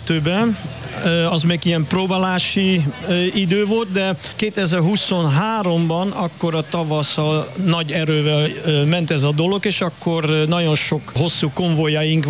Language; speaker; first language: Hungarian; non-native, fluent; Dutch